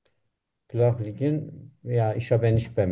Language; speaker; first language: German; non-native, learner; Turkish